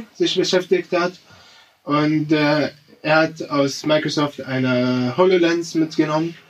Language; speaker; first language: German; non-native, fluent; Arabic